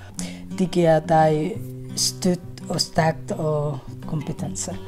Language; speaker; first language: Danish; non-native, fluent; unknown